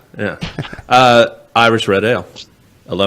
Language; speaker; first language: English; native; English